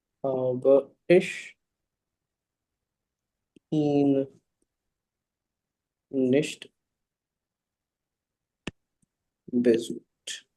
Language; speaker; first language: German; non-native, fluent; Hindi